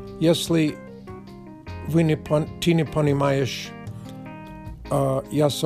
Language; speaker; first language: Russian; non-native, learner; English